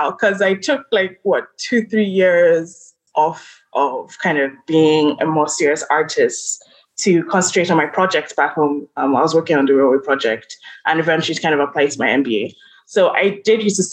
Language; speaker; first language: English; non-native, local second language; Yoruba